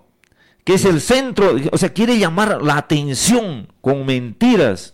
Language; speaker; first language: Spanish; native; Spanish